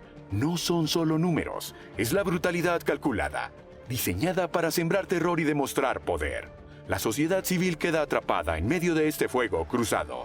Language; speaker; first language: Spanish; native; Spanish